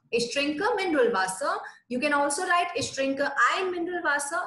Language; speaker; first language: German; non-native, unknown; Hindi